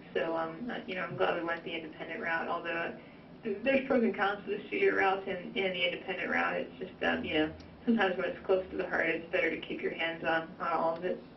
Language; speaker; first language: English; native; English